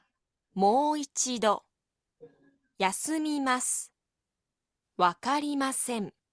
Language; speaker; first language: Japanese; non-native, learner; Filipino